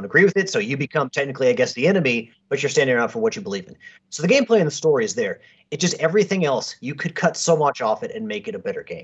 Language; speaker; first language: English; native; English